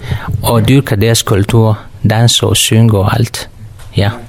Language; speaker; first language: Danish; non-native, learner; Kurdish